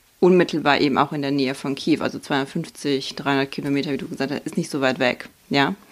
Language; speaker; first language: German; early bilingual, other home language; Ukrainian